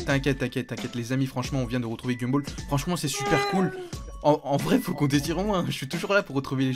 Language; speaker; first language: French; native; French